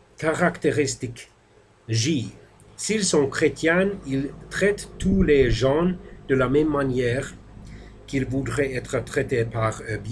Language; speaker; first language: French; non-native, fluent; Finnish